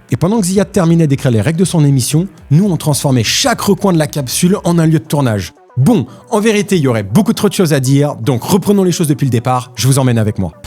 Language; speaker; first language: French; native; French